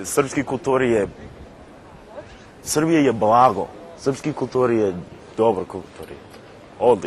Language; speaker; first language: Serbian; non-native, learner; English